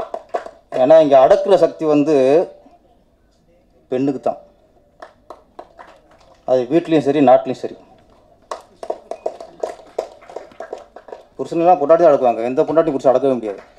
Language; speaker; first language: Tamil; native; Tamil